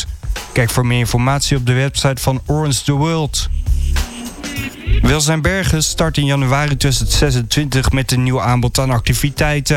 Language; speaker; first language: Dutch; native; Dutch